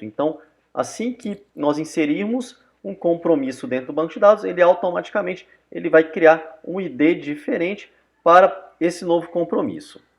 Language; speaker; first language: Portuguese; native; Portuguese